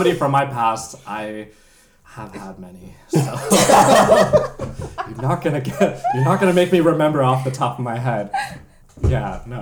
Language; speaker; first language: English; native; English